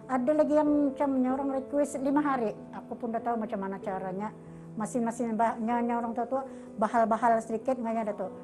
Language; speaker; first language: Malay; native; Malay